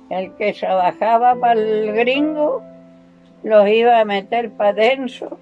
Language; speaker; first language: Spanish; native; Spanish